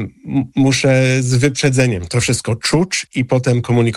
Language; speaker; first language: Polish; non-native, fluent; English